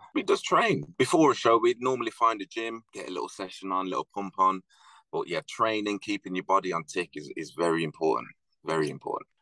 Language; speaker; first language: English; native; English